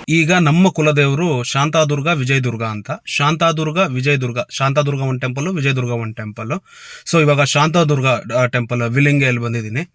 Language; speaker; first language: Kannada; non-native, local second language; Konkani